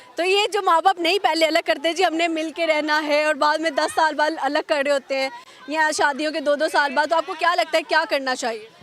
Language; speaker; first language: Urdu; native; Urdu